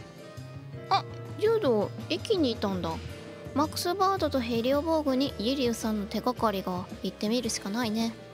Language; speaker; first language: Japanese; native; Japanese